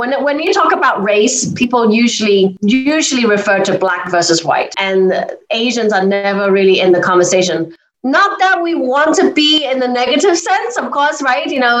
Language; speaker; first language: English; native; English